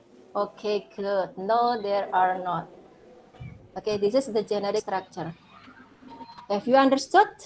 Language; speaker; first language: English; non-native, fluent; Indonesian